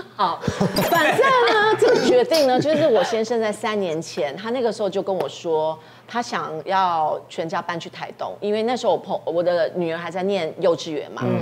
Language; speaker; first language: Chinese; native; Chinese